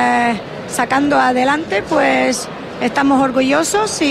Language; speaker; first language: Spanish; non-native, fluent; English